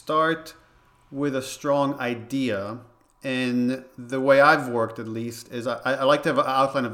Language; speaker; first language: English; non-native, fluent; Hebrew